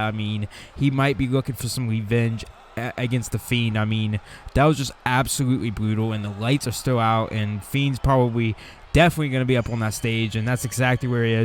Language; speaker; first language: English; native; English